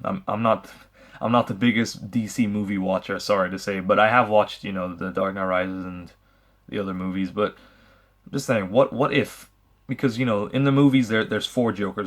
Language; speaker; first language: English; native; English